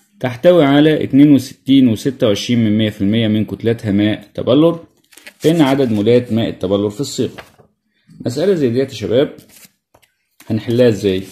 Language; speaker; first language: Arabic; native; Arabic